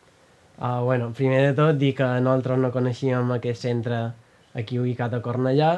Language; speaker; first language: Catalan; native; Catalan